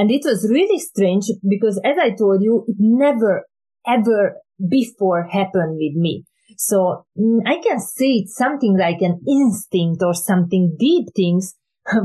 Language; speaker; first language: English; non-native, fluent; Hungarian